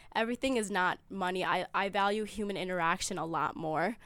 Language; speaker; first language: English; early bilingual, other home language; Amharic